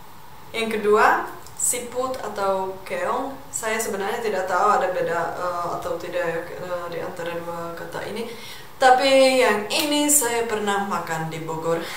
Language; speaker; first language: Indonesian; non-native, fluent; Czech